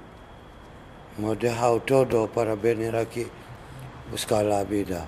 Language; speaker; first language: Spanish; non-native, learner; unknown